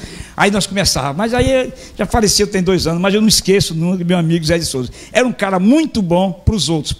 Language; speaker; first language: Portuguese; native; Portuguese